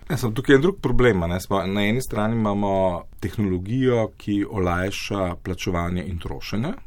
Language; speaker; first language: Slovenian; native; Slovenian